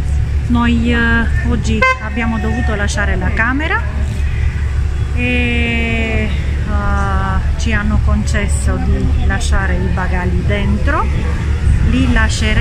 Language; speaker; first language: Italian; non-native, fluent; Romanian